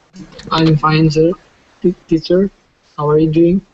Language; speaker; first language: English; non-native, learner; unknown